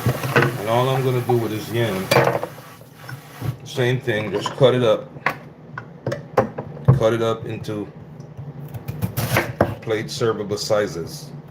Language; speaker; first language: English; native; English